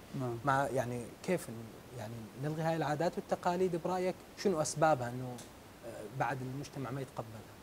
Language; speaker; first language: Arabic; native; Arabic